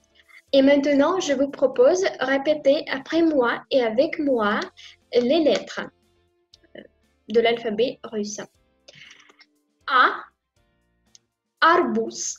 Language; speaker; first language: French; non-native, fluent; Russian